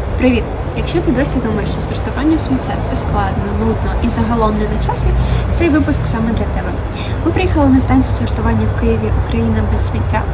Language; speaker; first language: Ukrainian; native; Ukrainian